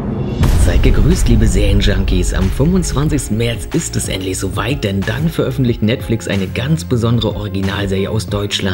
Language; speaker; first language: German; native; German